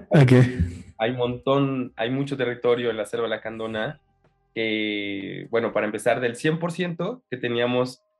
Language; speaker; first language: Spanish; native; Spanish